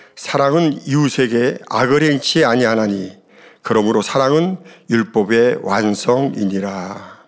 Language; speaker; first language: Korean; native; Korean